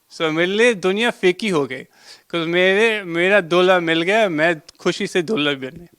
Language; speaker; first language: Hindi; early bilingual, heritage; Hindi